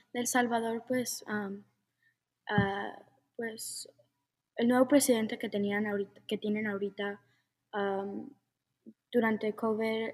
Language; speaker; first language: Spanish; early bilingual, heritage; Spanish